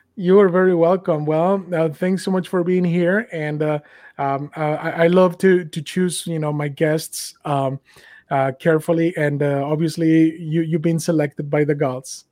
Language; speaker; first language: English; non-native, fluent; Spanish